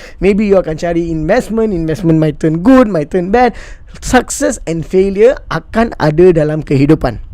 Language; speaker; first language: Malay; non-native, local second language; Tamil